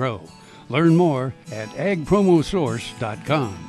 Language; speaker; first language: English; native; English